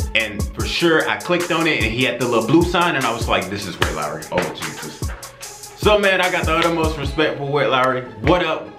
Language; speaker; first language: English; native; English